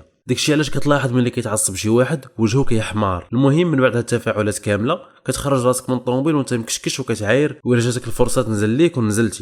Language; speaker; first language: Arabic; native; Arabic